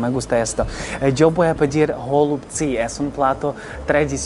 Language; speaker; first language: Spanish; non-native, fluent; Ukrainian